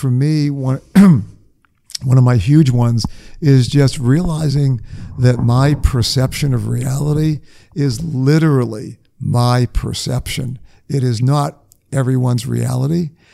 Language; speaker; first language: English; native; English